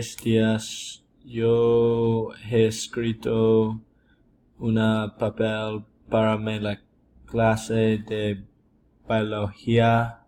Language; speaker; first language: Spanish; non-native, learner; English